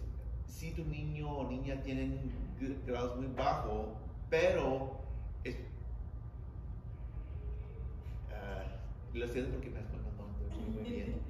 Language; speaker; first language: Spanish; non-native, learner; English